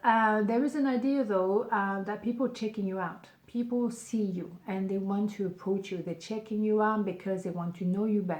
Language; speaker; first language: English; non-native, fluent; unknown